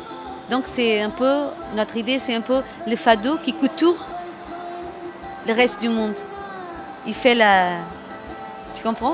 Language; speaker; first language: French; non-native, fluent; Portuguese